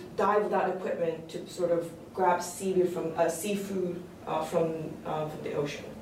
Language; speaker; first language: English; early bilingual, other home language; Korean